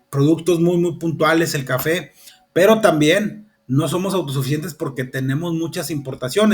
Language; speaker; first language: Spanish; native; Spanish